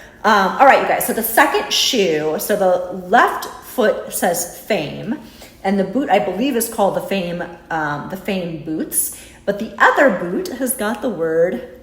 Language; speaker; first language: English; native; English